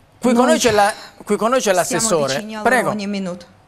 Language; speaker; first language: Italian; native; Italian